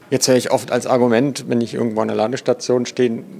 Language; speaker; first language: German; native; German